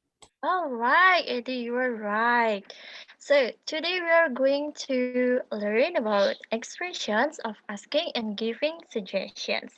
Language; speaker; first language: English; non-native, learner; Indonesian